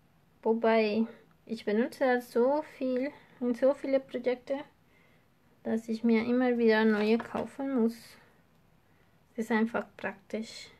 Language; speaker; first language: German; non-native, fluent; Spanish